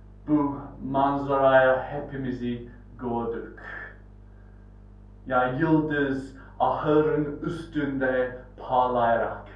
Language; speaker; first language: Turkish; non-native, fluent; English